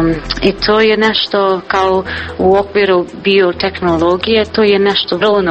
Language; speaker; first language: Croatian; non-native, learner; English